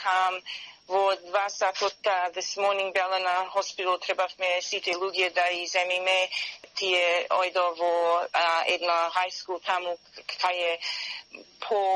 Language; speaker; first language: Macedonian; early bilingual, heritage; Macedonian